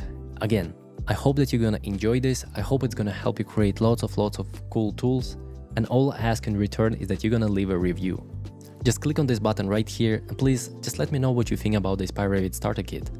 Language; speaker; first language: English; non-native, fluent; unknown